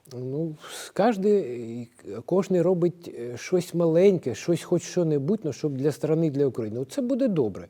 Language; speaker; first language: Ukrainian; non-native, local second language; Russian